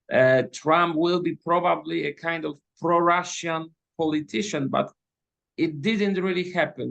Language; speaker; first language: English; non-native, fluent; Polish